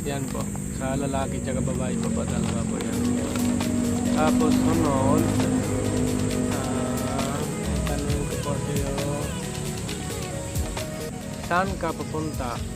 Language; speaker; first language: Filipino; non-native, learner; Punjabi